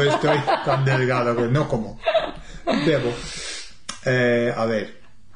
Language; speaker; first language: Spanish; non-native, fluent; English